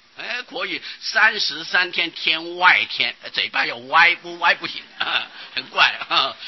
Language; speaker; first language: Chinese; non-native, local second language; Hakka Chinese